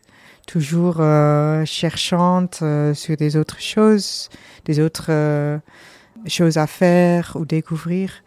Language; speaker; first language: French; non-native, learner; Dutch